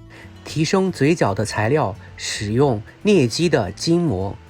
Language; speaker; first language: Chinese; native; Chinese